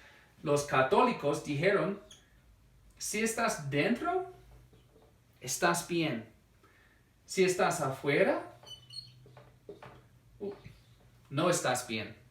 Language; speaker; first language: Spanish; non-native, fluent; English